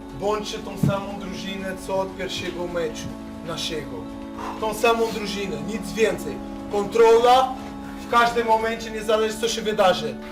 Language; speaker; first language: Polish; non-native, fluent; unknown